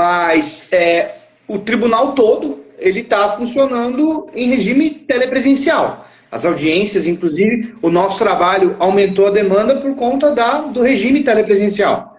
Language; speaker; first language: Portuguese; native; Portuguese